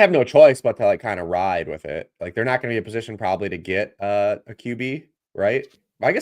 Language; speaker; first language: English; native; English